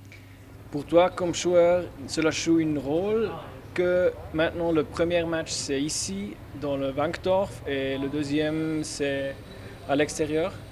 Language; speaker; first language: French; non-native, fluent; German